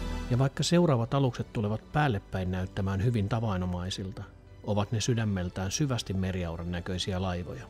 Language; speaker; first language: Finnish; native; Finnish